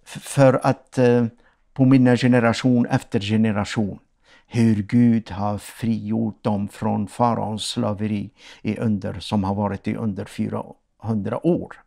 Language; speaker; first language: Swedish; non-native, fluent; Arabic